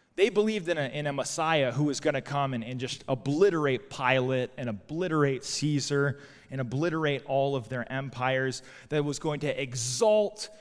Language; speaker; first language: English; native; English